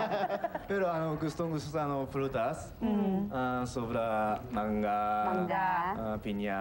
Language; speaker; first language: Filipino; non-native, learner; Japanese